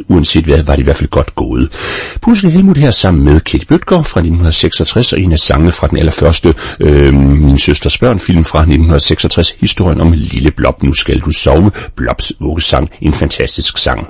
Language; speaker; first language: Danish; native; Danish